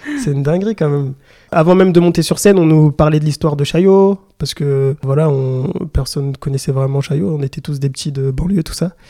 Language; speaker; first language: French; early bilingual, other home language; Lingala